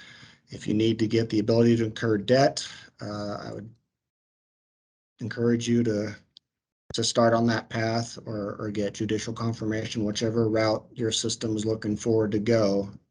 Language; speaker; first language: English; native; English